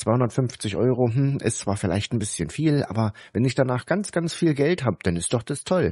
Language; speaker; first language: German; native; German